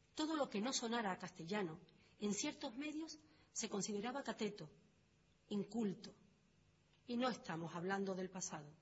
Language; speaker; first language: Spanish; native; Spanish